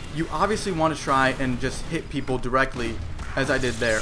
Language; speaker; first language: English; native; English